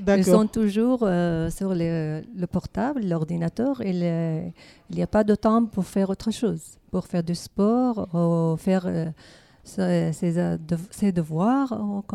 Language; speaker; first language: French; non-native, learner; Arabic